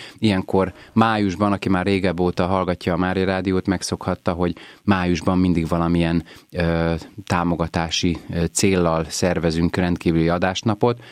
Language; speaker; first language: Hungarian; native; Hungarian